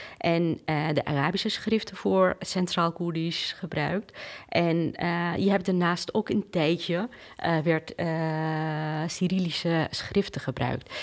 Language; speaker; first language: Dutch; non-native, fluent; Kurdish